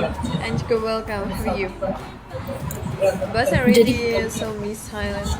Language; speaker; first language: English; non-native, learner; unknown